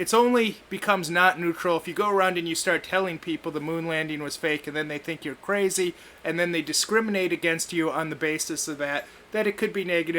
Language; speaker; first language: English; native; English